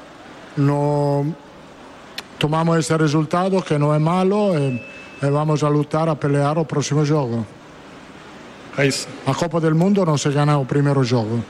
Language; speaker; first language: Portuguese; non-native, fluent; Italian